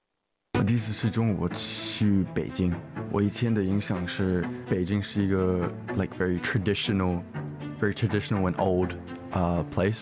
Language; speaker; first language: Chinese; early bilingual, heritage; English